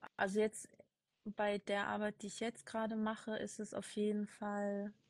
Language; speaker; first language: German; early bilingual, other home language; Kurdish